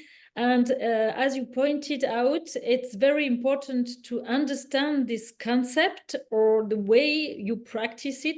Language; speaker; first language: English; non-native, fluent; French